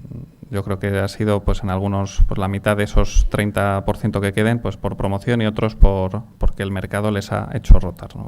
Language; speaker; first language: Spanish; native; Spanish